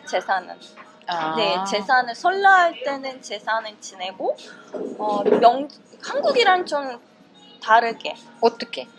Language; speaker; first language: Korean; non-native, fluent; Russian